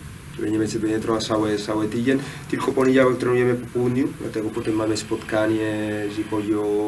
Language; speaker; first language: Polish; non-native, learner; Spanish